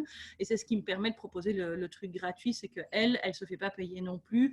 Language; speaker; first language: French; native; French